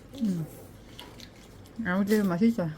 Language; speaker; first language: Korean; non-native, learner; Vietnamese